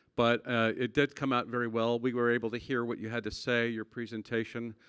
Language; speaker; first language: English; native; English